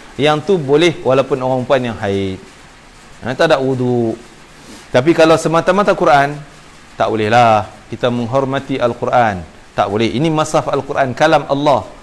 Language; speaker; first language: Malay; native; Malay